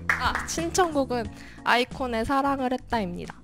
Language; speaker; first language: Korean; native; Korean